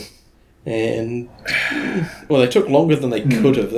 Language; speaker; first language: English; native; English